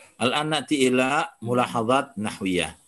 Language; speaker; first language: Arabic; non-native, fluent; Indonesian